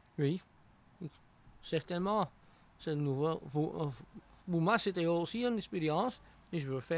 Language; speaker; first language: French; non-native, local second language; Dutch